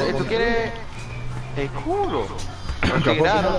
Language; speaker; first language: Spanish; native; Spanish